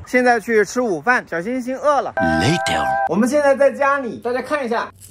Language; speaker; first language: Chinese; native; Chinese